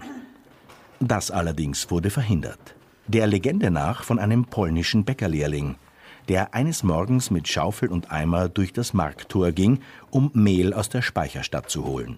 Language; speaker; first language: German; native; German